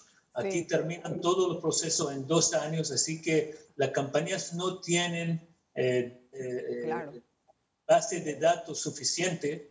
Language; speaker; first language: Spanish; non-native, fluent; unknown